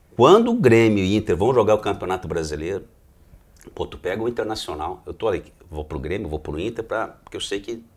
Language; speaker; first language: Portuguese; native; Portuguese